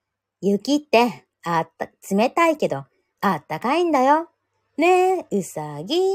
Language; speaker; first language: Japanese; native; Japanese